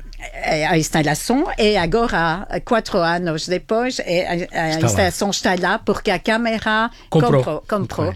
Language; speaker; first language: Portuguese; non-native, fluent; French